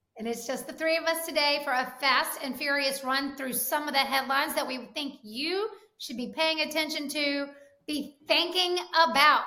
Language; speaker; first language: English; native; English